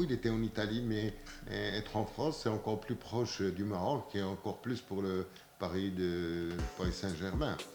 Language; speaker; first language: French; non-native, local second language; Arabic